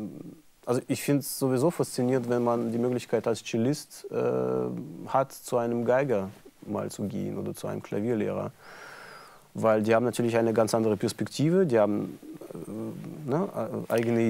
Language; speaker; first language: German; non-native, fluent; Russian